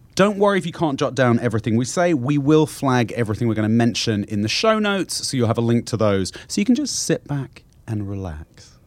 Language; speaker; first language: English; native; English